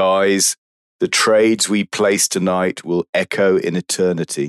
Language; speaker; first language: English; native; English